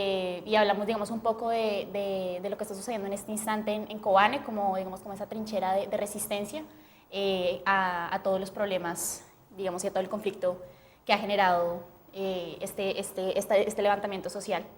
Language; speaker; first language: Spanish; native; Spanish